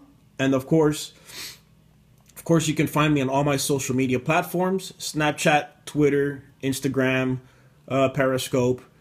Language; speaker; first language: English; native; English